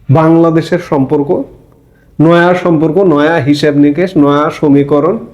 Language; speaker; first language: Bangla; native; Bangla